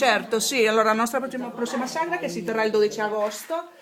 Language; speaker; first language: Italian; native; Italian